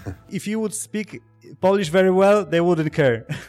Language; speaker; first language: English; non-native, fluent; Polish